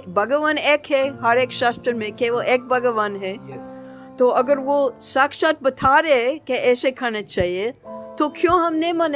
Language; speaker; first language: Hindi; non-native, fluent; English